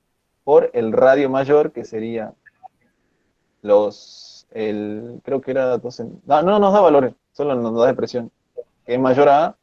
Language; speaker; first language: Spanish; native; Spanish